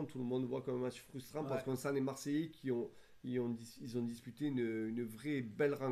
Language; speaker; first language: French; native; French